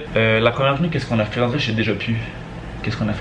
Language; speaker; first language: French; native; French